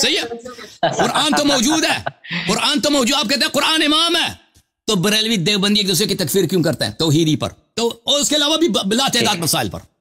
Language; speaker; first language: Urdu; native; Urdu